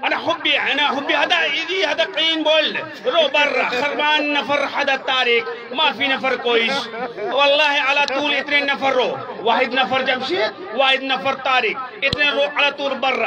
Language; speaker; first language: Arabic; non-native, learner; Urdu